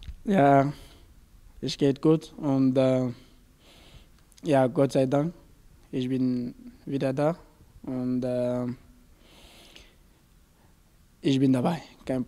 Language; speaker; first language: German; non-native, learner; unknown